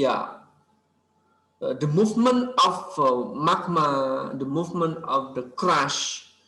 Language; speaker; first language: English; non-native, learner; Indonesian